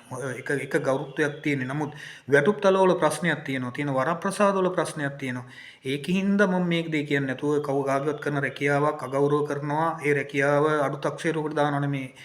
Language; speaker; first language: Sinhala; native; Sinhala